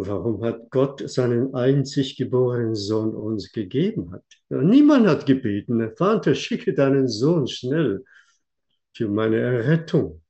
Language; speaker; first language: German; non-native, fluent; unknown